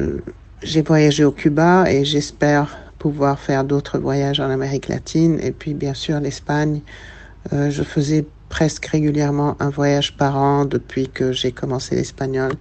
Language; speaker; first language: French; non-native, local second language; Arabic